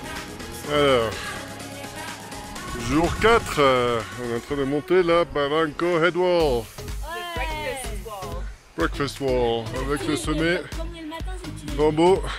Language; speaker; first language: French; native; French